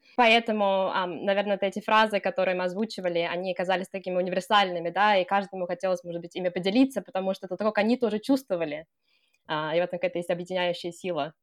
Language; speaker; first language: Russian; non-native, fluent; English